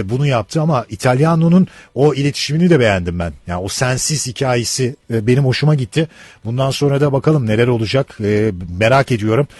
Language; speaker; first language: Turkish; native; Turkish